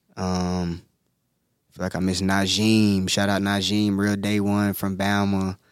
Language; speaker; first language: English; native; English